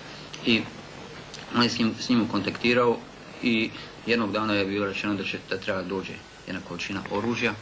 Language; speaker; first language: Bosnian; native; Bosnian